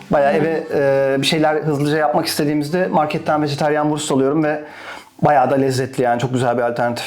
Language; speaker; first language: Turkish; native; Turkish